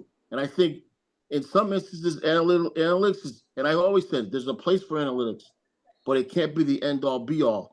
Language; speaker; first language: English; native; English